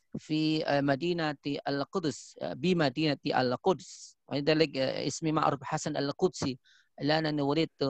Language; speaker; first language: Arabic; non-native, fluent; Indonesian